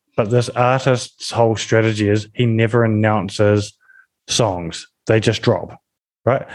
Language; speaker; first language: English; native; English